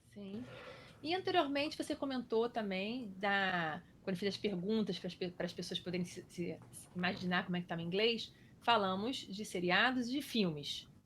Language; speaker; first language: Portuguese; native; Portuguese